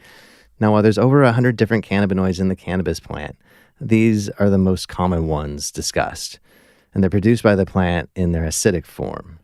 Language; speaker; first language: English; native; English